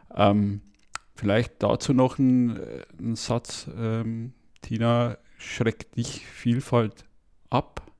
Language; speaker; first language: German; native; German